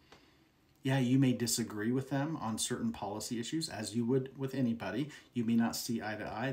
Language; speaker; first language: English; native; English